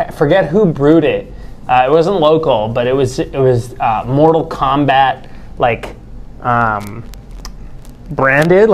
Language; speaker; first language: English; non-native, fluent; Spanish